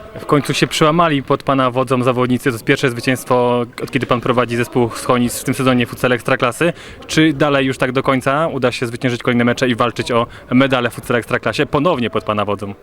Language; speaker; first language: Polish; native; Polish